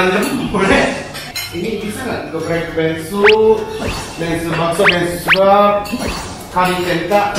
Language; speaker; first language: Indonesian; non-native, fluent; Japanese